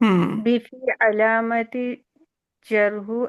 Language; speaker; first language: Arabic; non-native, learner; Urdu